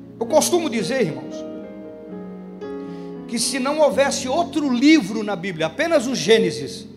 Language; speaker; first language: Portuguese; native; Portuguese